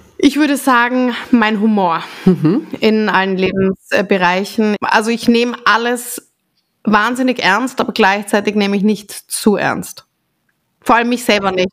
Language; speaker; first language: German; native; German